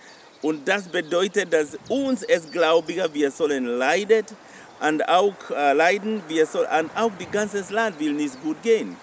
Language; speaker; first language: German; non-native, learner; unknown